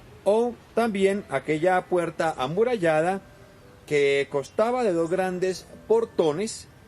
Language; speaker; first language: Spanish; native; Spanish